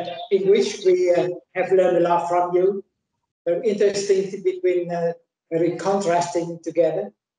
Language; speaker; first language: English; non-native, fluent; Vietnamese